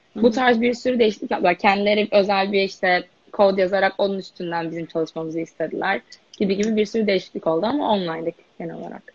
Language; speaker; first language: Turkish; native; Turkish